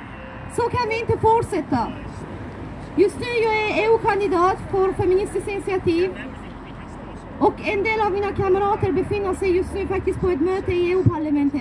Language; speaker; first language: Swedish; non-native, fluent; Persian